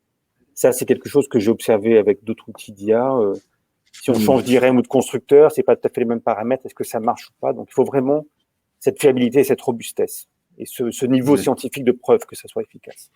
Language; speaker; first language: French; native; French